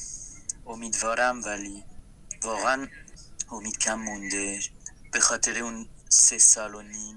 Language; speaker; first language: Persian; non-native, fluent; French